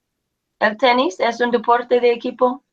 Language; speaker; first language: Spanish; non-native, fluent; English